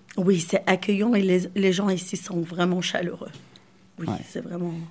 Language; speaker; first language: French; non-native, local second language; Arabic